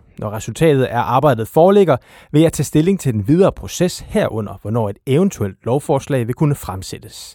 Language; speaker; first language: Danish; native; Danish